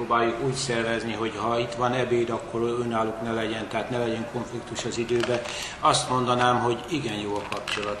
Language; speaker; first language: Hungarian; native; Hungarian